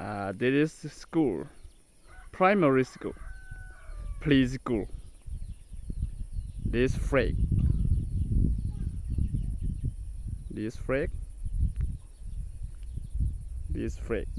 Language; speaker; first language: English; non-native, learner; Hmong